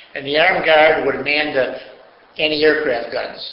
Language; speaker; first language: English; native; English